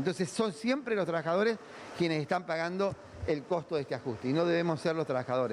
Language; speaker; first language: Spanish; native; Spanish